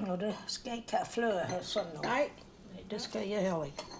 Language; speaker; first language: Danish; early bilingual, heritage; English